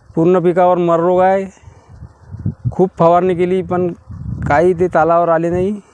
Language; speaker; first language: Marathi; native; Marathi